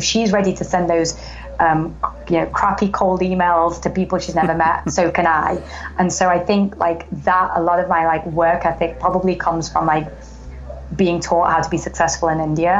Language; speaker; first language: English; native; English